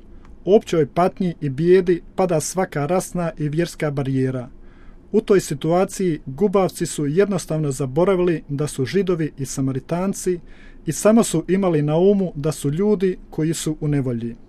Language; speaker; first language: Croatian; native; Croatian